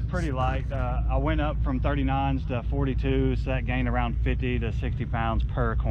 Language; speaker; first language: English; native; English